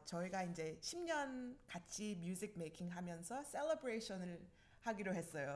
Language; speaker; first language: Korean; early bilingual, heritage; Korean